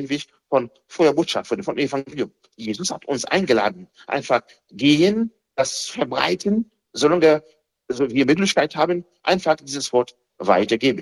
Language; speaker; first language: German; non-native, fluent; Haitian Creole